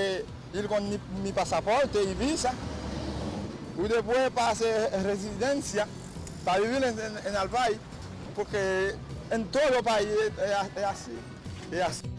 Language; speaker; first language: Spanish; non-native, learner; Haitian Creole